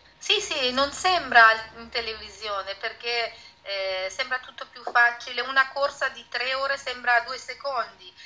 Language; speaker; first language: Italian; non-native, fluent; Persian